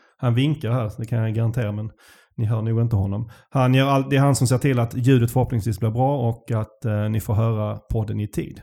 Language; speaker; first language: Swedish; native; Swedish